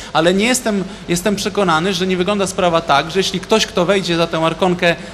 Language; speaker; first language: Polish; native; Polish